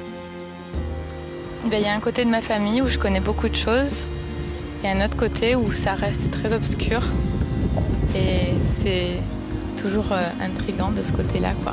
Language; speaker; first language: French; native; French